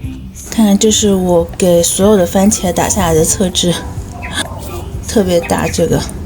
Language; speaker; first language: Chinese; native; Chinese